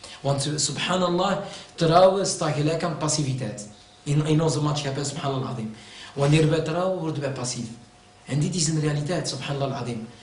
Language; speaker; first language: Dutch; early bilingual, other home language; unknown